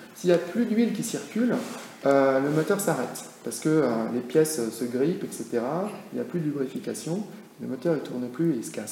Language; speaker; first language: French; native; French